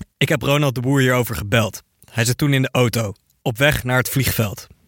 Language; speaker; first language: Dutch; native; Dutch